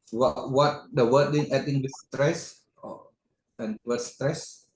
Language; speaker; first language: English; non-native, learner; Khmer